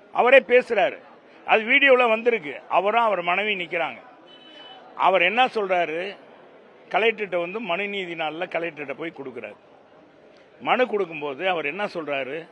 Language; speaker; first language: Tamil; native; Tamil